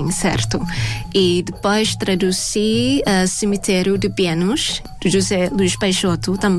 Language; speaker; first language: Portuguese; non-native, fluent; Thai